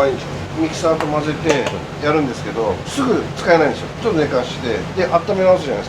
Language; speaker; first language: Japanese; native; Japanese